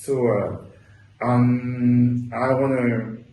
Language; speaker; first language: English; non-native, learner; Japanese